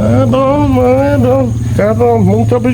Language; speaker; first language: Portuguese; non-native, learner; English